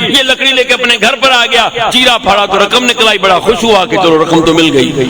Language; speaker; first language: Urdu; non-native, local second language; Sindhi